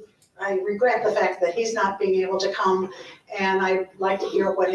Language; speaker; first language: English; native; English